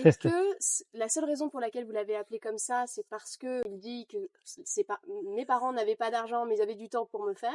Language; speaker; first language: French; native; French